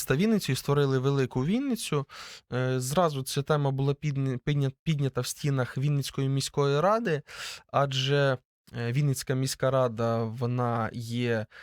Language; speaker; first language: Ukrainian; native; Ukrainian